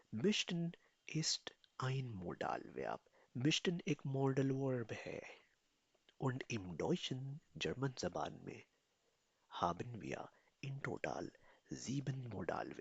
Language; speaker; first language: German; non-native, fluent; Urdu